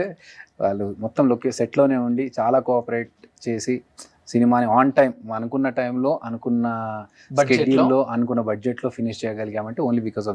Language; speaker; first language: Telugu; native; Telugu